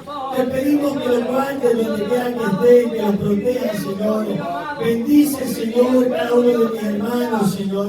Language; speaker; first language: Spanish; native; Spanish